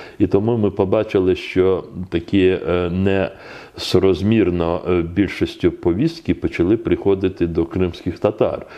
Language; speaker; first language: Ukrainian; non-native, local second language; Crimean Tatar